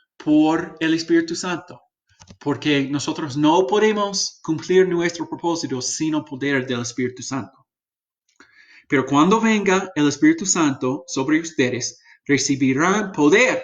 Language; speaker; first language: Spanish; non-native, fluent; English